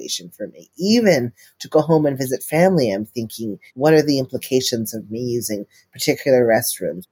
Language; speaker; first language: English; native; English